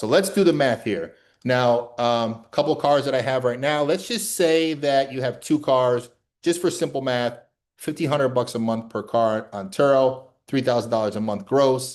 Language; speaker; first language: English; native; English